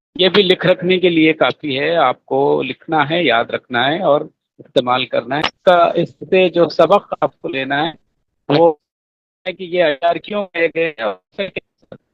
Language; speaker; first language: Urdu; native; Urdu